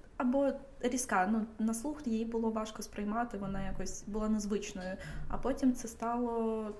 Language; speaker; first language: Ukrainian; non-native, local second language; Russian